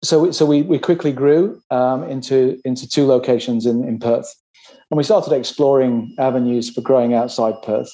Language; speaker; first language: English; native; English